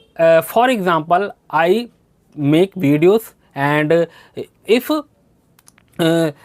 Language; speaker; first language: English; non-native, learner; Hindi